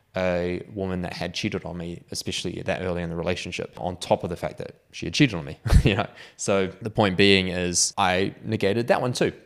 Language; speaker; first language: English; native; English